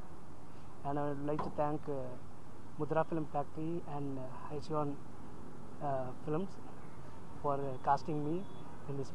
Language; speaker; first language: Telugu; non-native, learner; Tamil